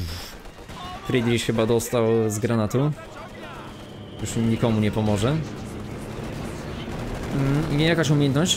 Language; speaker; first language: Polish; native; Polish